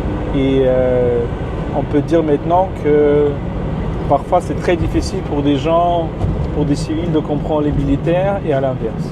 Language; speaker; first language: French; non-native, fluent; Ukrainian